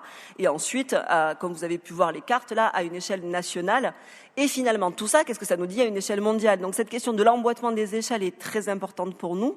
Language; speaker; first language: French; native; French